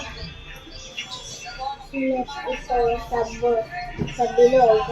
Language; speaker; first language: Filipino; non-native, local second language; Bikol